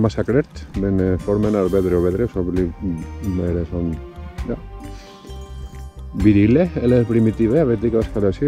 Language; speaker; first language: Norwegian; non-native, fluent; Spanish